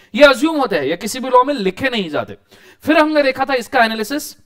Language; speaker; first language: Hindi; non-native, local second language; Marathi